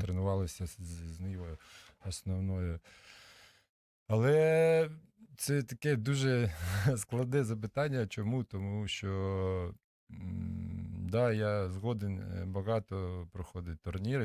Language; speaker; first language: Ukrainian; non-native, local second language; Russian